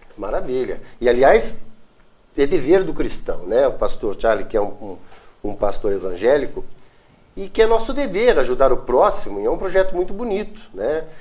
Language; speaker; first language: Portuguese; native; Portuguese